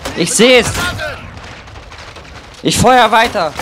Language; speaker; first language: German; native; German